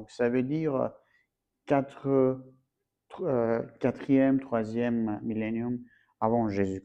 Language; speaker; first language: French; non-native, fluent; Armenian